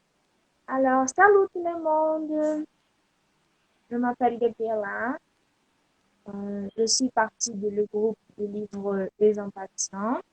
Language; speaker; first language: French; non-native, learner; Portuguese